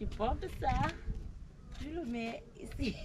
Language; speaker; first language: French; non-native, learner; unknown